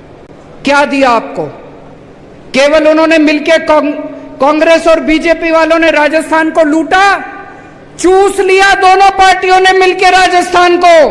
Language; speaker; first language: Hindi; native; Hindi